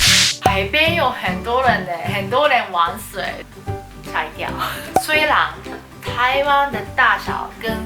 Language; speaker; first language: Chinese; non-native, fluent; Japanese